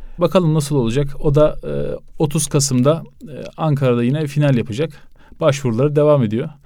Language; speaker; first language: Turkish; native; Turkish